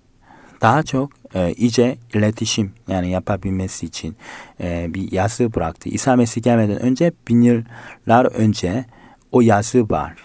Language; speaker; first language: Turkish; non-native, fluent; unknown